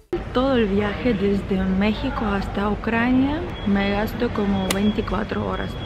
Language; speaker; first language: Spanish; non-native, fluent; Ukrainian